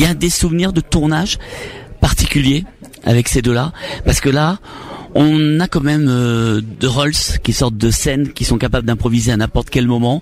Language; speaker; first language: French; native; French